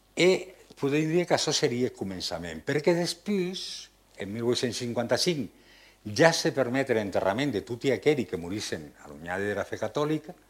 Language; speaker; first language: Catalan; non-native, local second language; Occitan